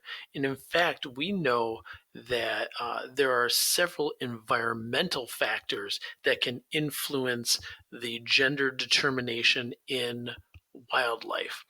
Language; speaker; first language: English; native; English